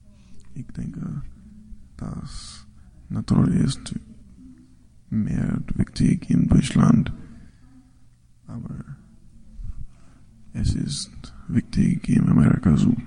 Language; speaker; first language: German; non-native, learner; English